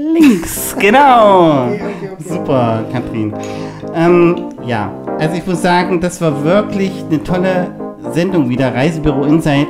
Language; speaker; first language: German; native; German